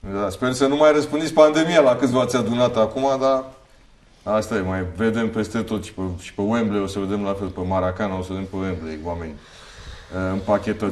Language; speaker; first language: Romanian; native; Romanian